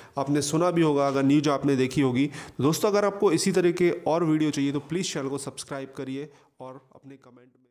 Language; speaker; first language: Hindi; native; Hindi